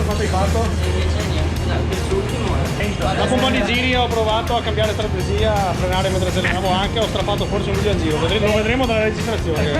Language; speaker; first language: Italian; native; Italian